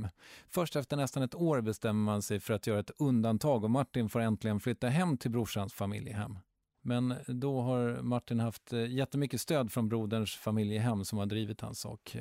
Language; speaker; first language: Swedish; native; Swedish